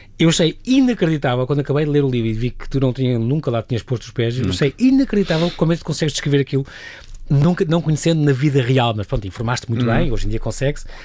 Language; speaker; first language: Portuguese; native; Portuguese